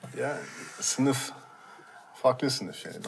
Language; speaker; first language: Turkish; non-native, fluent; French